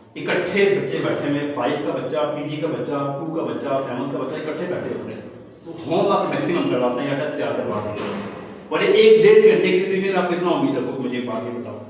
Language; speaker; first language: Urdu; non-native, local second language; Pahari-Potwari